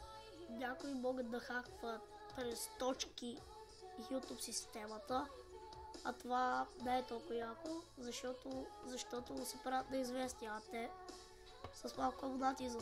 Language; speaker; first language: Bulgarian; non-native, local second language; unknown